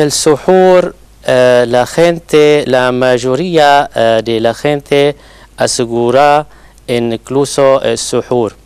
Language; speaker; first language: Spanish; non-native, learner; Arabic